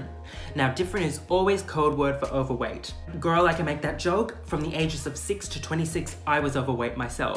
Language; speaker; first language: English; native; English